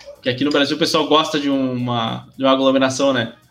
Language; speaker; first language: Portuguese; native; Portuguese